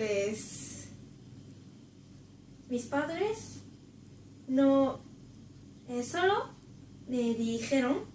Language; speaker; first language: Spanish; non-native, learner; Japanese